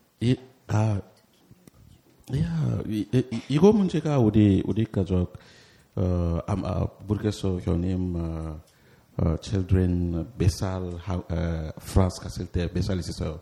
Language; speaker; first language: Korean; non-native, learner; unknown